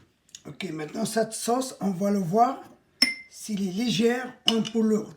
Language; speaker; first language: French; non-native, local second language; Arabic